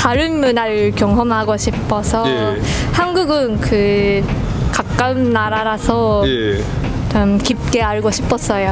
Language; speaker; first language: Korean; non-native, fluent; Japanese